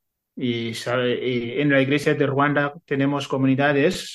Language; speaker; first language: Spanish; non-native, fluent; Kinyarwanda